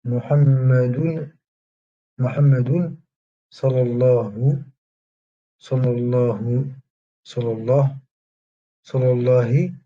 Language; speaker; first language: Arabic; non-native, learner; French